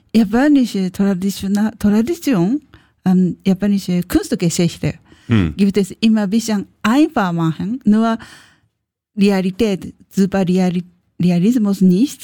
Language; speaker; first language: German; non-native, learner; Japanese